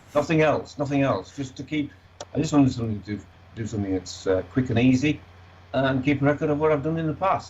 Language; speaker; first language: English; native; English